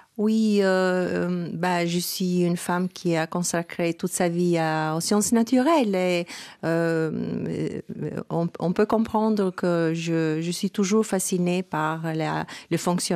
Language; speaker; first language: French; non-native, fluent; Albanian